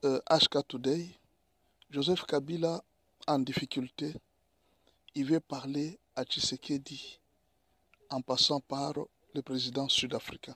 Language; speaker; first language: French; non-native, local second language; Lingala